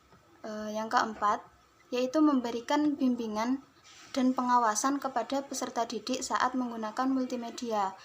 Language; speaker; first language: Indonesian; native; Indonesian